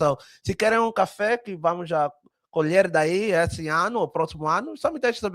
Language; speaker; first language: Portuguese; early bilingual, heritage; Portuguese